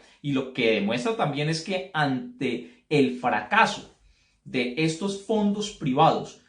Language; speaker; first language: Spanish; native; Spanish